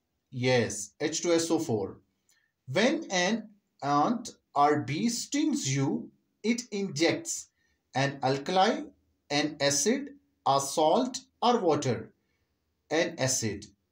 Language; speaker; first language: English; non-native, local second language; Urdu